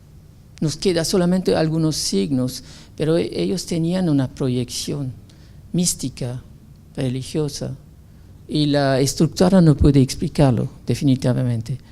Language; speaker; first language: Spanish; non-native, fluent; French